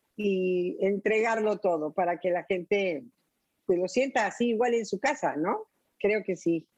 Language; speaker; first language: Spanish; native; Spanish